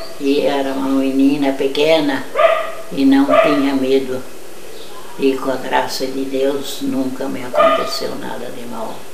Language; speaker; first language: Portuguese; early bilingual, other home language; German